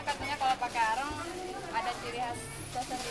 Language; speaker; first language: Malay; non-native, local second language; Sundanese